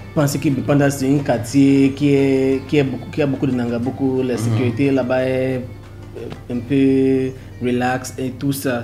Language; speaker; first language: French; non-native, local second language; English